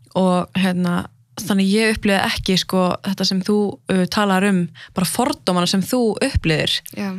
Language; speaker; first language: Icelandic; early bilingual, other home language; Arabic